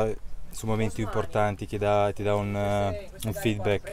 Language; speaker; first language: Italian; non-native, fluent; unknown